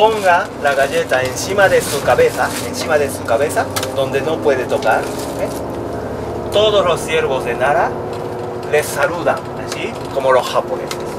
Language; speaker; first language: Spanish; non-native, learner; Japanese